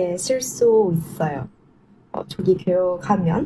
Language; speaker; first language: Korean; non-native, learner; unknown